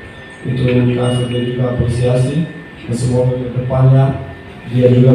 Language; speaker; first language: Indonesian; non-native, fluent; Dutch